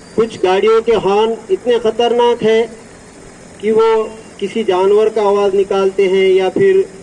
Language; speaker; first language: Hindi; non-native, local second language; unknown